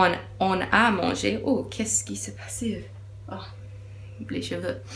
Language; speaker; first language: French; non-native, learner; English